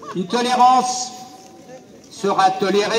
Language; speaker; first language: French; native; French